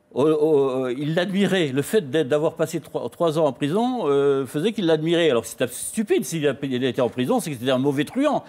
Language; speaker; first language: French; native; French